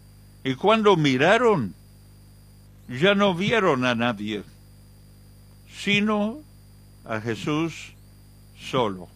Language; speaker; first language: Spanish; non-native, fluent; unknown